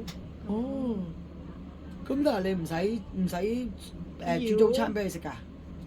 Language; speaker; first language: Cantonese; native; Cantonese